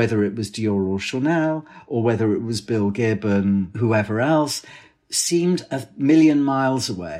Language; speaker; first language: English; native; English